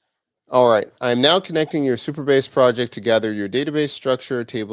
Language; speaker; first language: English; native; English